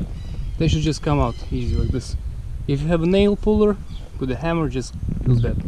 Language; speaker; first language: English; non-native, fluent; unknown